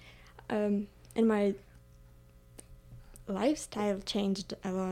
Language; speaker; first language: English; non-native, fluent; Ukrainian